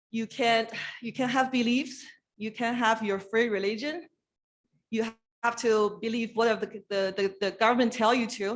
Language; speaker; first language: English; non-native, fluent; Chinese